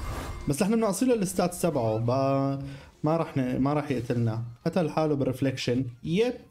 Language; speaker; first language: Arabic; native; Arabic